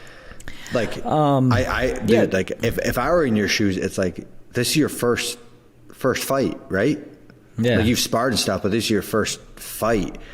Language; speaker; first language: English; native; English